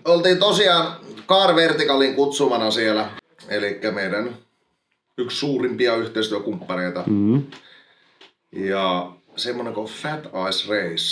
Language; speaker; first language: Finnish; native; Finnish